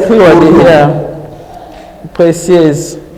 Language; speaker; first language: Danish; early bilingual, other home language; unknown